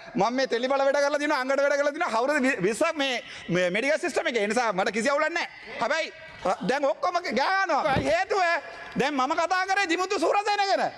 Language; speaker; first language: Sinhala; non-native, local second language; Tamil